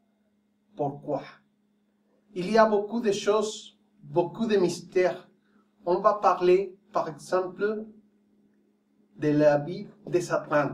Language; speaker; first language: French; non-native, fluent; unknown